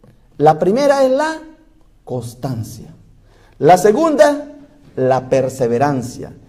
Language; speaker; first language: Spanish; native; Spanish